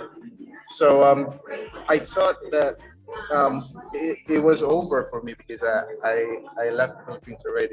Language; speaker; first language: English; non-native, fluent; Uzbek